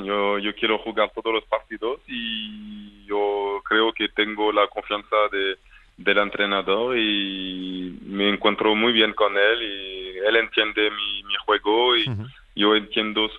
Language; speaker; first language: Spanish; non-native, fluent; French